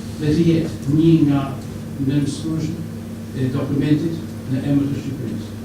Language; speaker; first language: Albanian; non-native, fluent; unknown